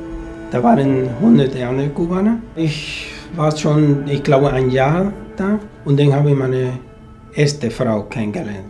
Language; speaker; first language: German; non-native, fluent; Spanish